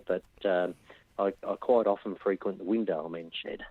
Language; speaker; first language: English; native; English